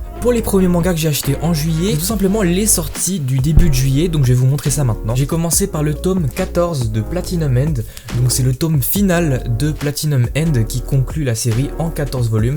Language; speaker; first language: French; native; French